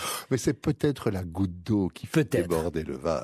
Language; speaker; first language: French; native; French